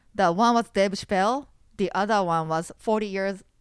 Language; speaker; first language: English; non-native, learner; Japanese